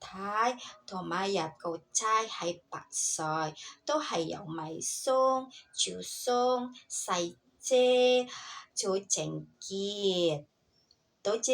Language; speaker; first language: Cantonese; non-native, learner; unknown